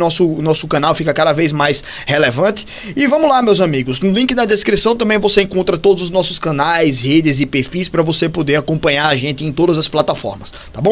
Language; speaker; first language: Portuguese; native; Portuguese